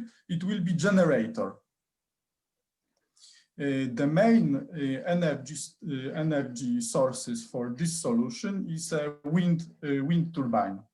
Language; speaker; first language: English; non-native, learner; Polish